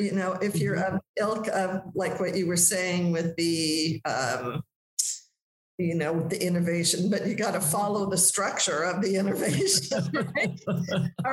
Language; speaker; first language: English; native; English